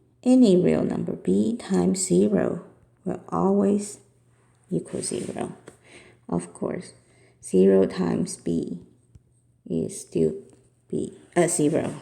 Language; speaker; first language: English; non-native, fluent; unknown